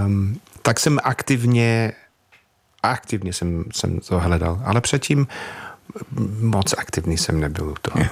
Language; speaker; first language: Czech; non-native, fluent; English